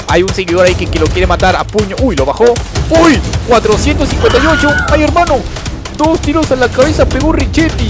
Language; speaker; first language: Spanish; native; Spanish